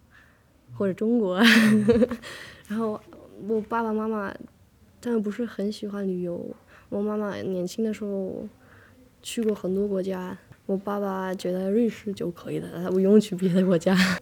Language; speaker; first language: Chinese; non-native, fluent; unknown